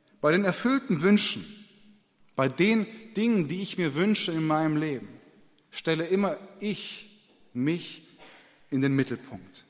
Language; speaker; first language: German; native; German